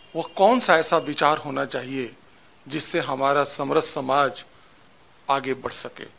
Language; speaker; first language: Hindi; native; Hindi